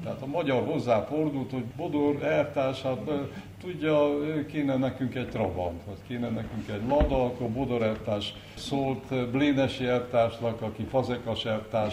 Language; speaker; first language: Hungarian; native; Hungarian